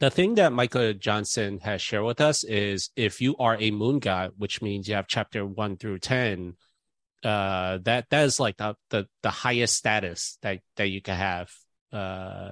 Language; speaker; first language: English; native; English